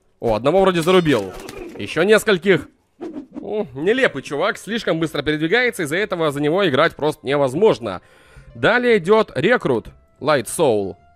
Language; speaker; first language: Russian; native; Russian